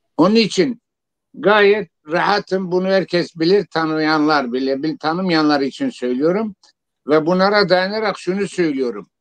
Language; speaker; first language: Turkish; non-native, local second language; Zaza